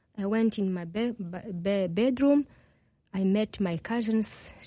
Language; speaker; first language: English; non-native, learner; Kinyarwanda